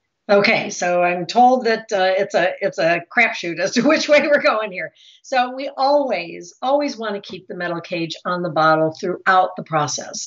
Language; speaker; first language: English; native; English